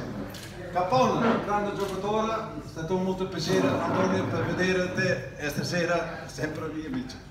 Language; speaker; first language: Italian; non-native, learner; Dutch